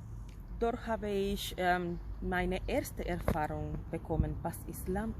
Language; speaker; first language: German; non-native, fluent; Spanish